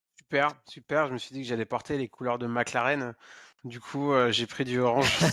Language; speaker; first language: French; native; French